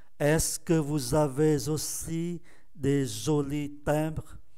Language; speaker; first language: French; non-native, fluent; Vietnamese